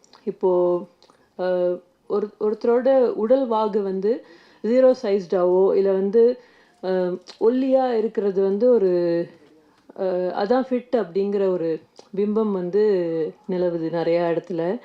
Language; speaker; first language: Tamil; native; Tamil